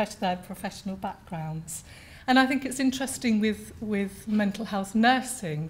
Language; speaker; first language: English; native; English